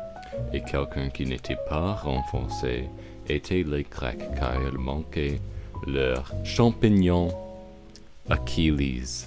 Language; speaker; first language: French; non-native, learner; English